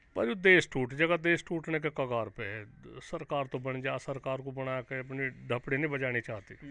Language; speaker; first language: Hindi; native; Hindi